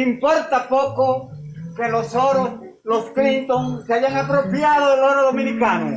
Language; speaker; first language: Spanish; native; Spanish